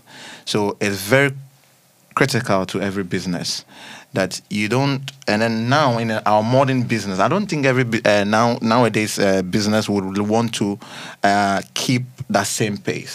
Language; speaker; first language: English; non-native, local second language; Akan